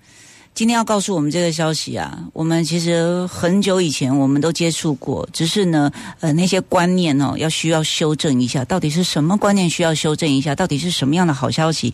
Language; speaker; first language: Chinese; native; Chinese